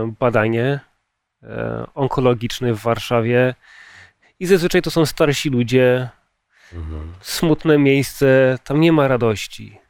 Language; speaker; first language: Polish; early bilingual, heritage; Polish